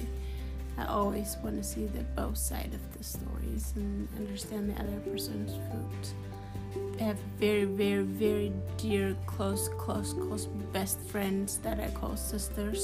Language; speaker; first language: English; non-native, fluent; Amharic